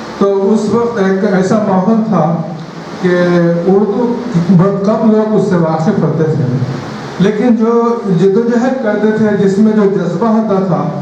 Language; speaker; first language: Urdu; native; Urdu